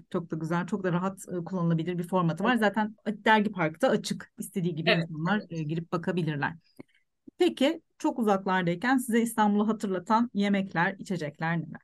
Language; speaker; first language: Turkish; native; Turkish